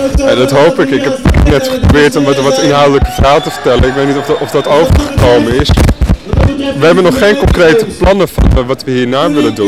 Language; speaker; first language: Dutch; native; Dutch